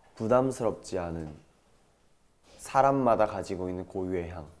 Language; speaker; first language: Korean; native; Korean